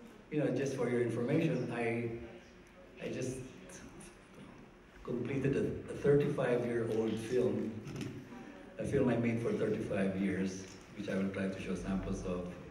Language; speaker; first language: English; non-native, local second language; Filipino